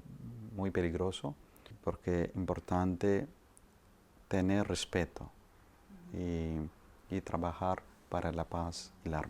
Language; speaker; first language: Spanish; non-native, fluent; Malayalam